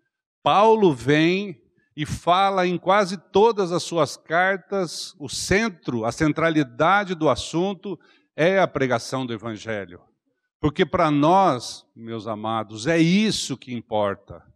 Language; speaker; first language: Portuguese; native; Portuguese